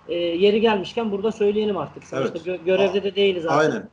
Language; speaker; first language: Turkish; native; Turkish